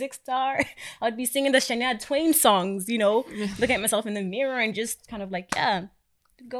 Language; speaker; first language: English; non-native, local second language; Tswana